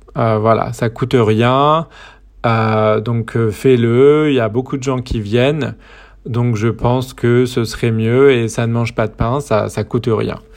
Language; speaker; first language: French; native; French